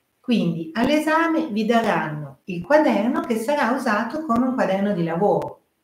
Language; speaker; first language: Italian; native; Italian